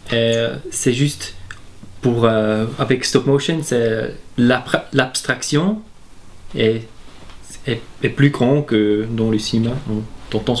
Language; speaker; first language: French; non-native, local second language; German